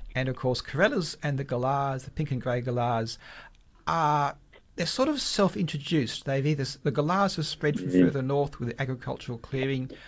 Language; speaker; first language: English; native; English